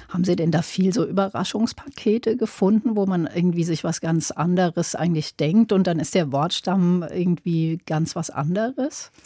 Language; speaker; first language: German; native; German